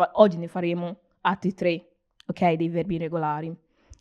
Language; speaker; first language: Italian; non-native, learner; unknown